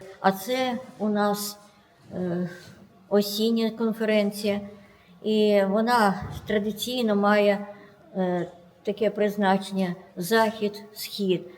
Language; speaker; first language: Ukrainian; non-native, local second language; Russian